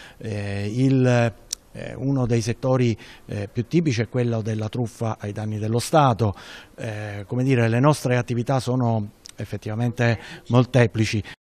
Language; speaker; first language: Italian; native; Italian